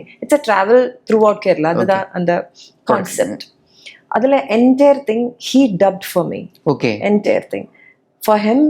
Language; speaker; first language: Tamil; non-native, learner; Malayalam